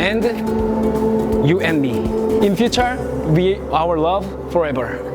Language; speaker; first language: English; non-native, learner; Korean